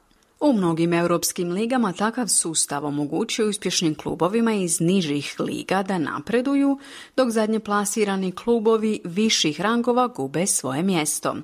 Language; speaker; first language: Croatian; native; Croatian